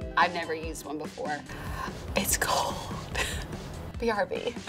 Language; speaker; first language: English; native; English